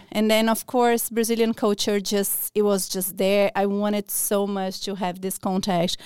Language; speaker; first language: English; non-native, fluent; Portuguese